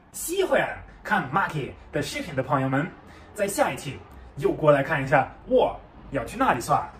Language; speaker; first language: Chinese; non-native, fluent; German